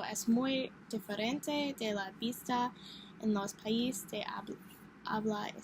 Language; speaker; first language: Spanish; non-native, learner; English